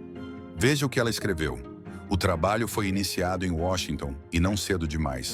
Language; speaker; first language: Portuguese; native; Portuguese